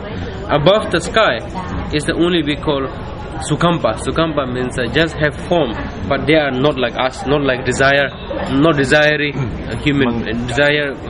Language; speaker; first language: English; non-native, fluent; Tibetan